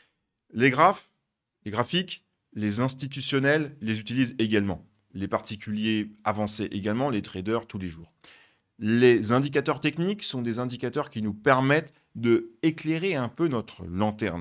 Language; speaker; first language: French; native; French